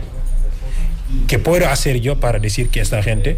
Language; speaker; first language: Spanish; non-native, fluent; Wolof